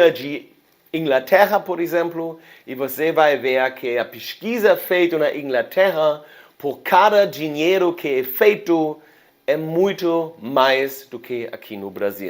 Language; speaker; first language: Portuguese; non-native, fluent; German